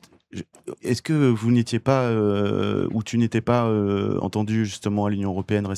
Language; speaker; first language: French; native; French